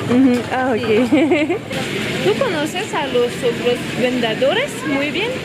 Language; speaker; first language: Spanish; non-native, learner; French